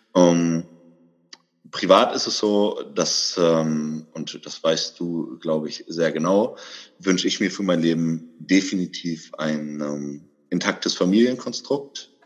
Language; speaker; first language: German; native; German